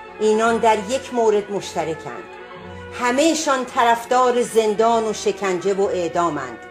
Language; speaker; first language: Persian; native; Persian